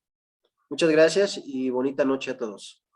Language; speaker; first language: Spanish; native; Spanish